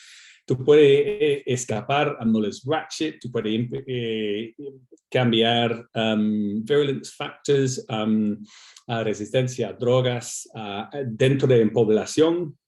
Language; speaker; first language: Spanish; non-native, fluent; English